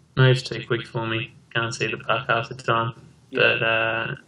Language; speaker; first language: English; native; English